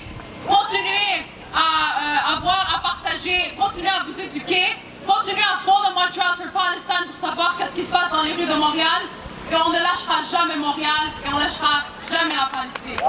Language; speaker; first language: French; native; French